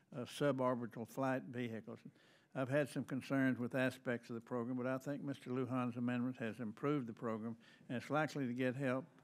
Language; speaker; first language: English; native; English